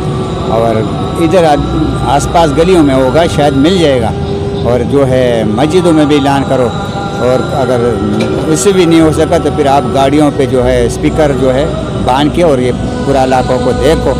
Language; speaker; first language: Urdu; non-native, local second language; Pashto